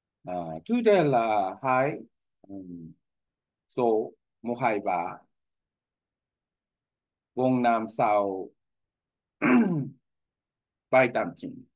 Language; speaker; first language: Vietnamese; non-native, learner; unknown